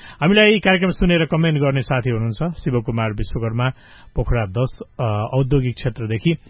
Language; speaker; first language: Nepali; native; Nepali